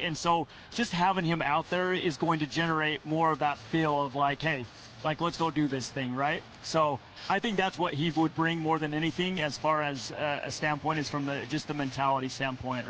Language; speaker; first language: English; native; English